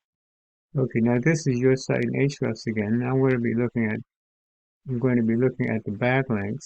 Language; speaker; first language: English; native; English